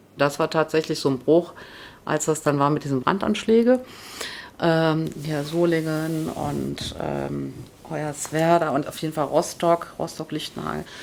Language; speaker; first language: German; native; German